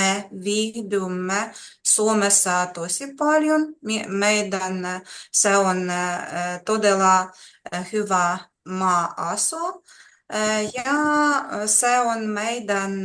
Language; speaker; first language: Finnish; non-native, learner; Russian